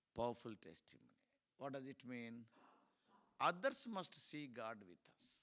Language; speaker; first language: English; non-native, local second language; Telugu